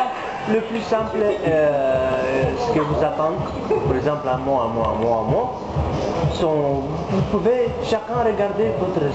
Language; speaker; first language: French; non-native, learner; Romanian